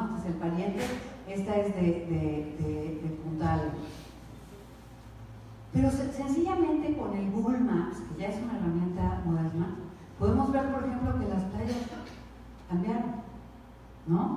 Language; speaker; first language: Spanish; native; Spanish